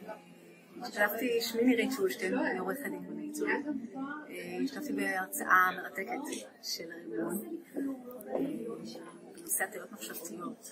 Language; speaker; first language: Hebrew; native; Hebrew